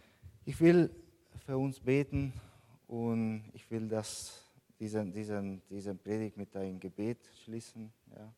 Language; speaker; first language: German; non-native, fluent; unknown